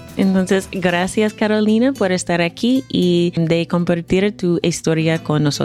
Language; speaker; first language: Spanish; non-native, fluent; English